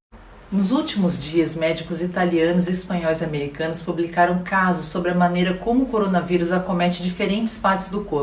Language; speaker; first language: Portuguese; native; Portuguese